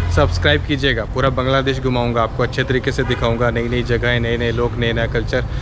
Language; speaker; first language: Hindi; native; Hindi